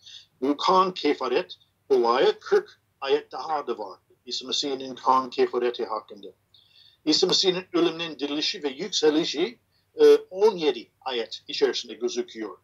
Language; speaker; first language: Turkish; non-native, fluent; English